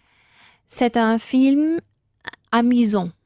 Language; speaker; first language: French; non-native, learner; Spanish